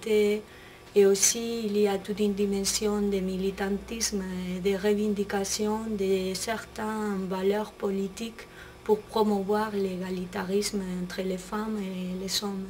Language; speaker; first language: French; non-native, fluent; Spanish